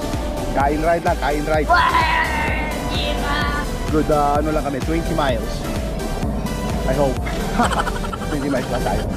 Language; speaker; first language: Filipino; native; Filipino